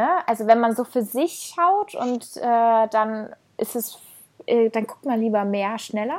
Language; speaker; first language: German; native; German